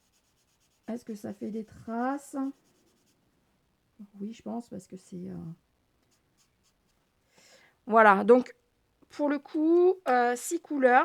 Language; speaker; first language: French; native; French